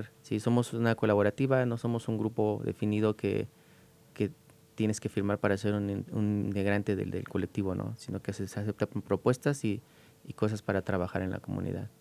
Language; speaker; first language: Spanish; native; Spanish